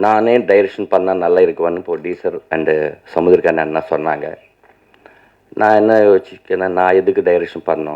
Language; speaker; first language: Tamil; non-native, learner; Telugu